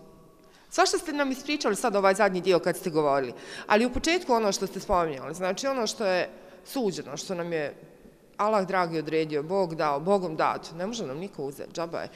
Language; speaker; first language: Croatian; native; Croatian